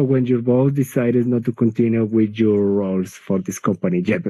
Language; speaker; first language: English; non-native, learner; Spanish